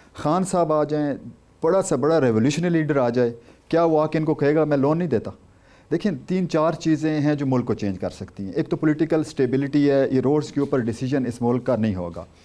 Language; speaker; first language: Urdu; non-native, local second language; Saraiki